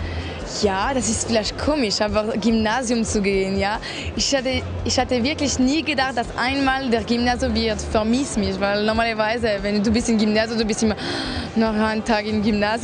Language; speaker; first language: German; non-native, local second language; French